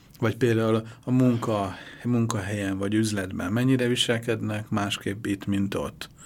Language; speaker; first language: Hungarian; native; Hungarian